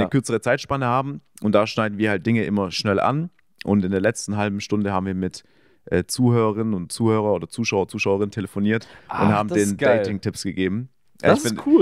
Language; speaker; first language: German; native; German